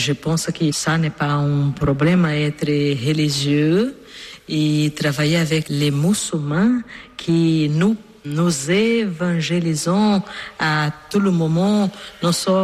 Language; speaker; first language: French; non-native, learner; Portuguese